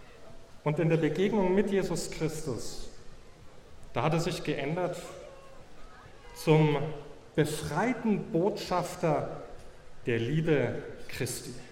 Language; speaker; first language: German; native; German